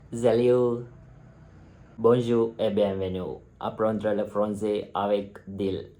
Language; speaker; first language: French; non-native, fluent; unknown